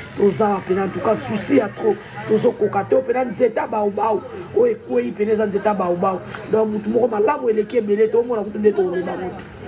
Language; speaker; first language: Lingala; native; Lingala